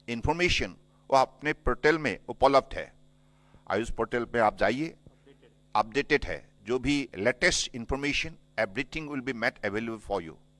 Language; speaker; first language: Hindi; non-native, local second language; Assamese